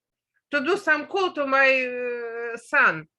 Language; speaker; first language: English; non-native, learner; Russian